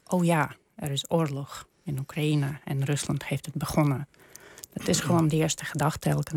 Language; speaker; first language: Dutch; non-native, fluent; Russian